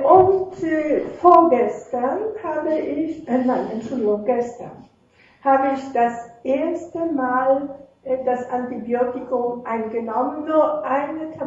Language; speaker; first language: German; non-native, fluent; Russian